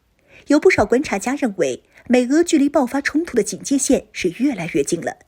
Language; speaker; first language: Chinese; native; Chinese